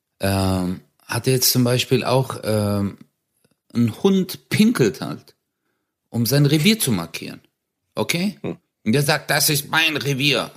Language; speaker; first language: German; early bilingual, other home language; Turkish